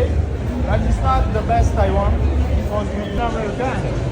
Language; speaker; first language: English; non-native, learner; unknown